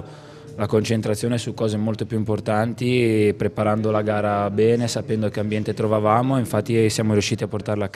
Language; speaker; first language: Italian; native; Italian